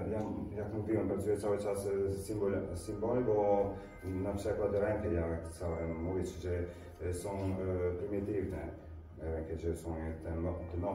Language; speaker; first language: Polish; non-native, learner; Italian